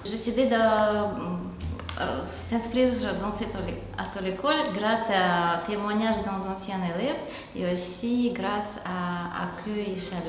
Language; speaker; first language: French; non-native, fluent; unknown